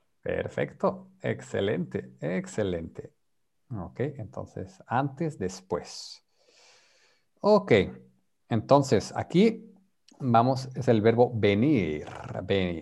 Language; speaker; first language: Spanish; non-native, fluent; English